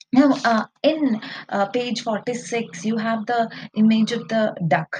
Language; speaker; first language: English; non-native, local second language; Malayalam